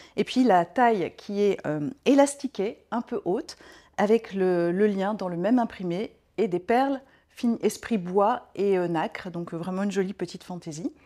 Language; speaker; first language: French; native; French